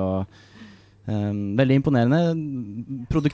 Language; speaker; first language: Norwegian; native; Norwegian